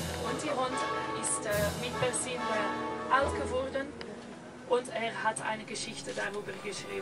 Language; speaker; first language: German; non-native, fluent; Norwegian